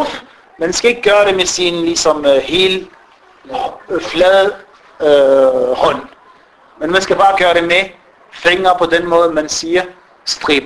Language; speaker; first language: Danish; non-native, fluent; Arabic